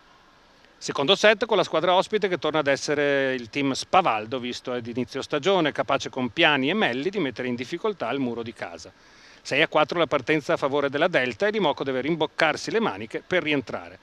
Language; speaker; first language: Italian; native; Italian